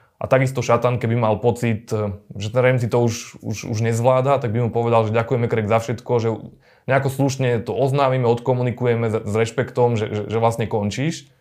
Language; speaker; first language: Slovak; native; Slovak